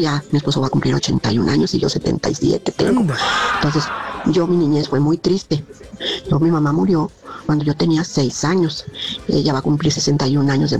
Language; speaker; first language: Spanish; native; Spanish